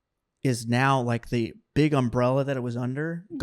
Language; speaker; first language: English; native; English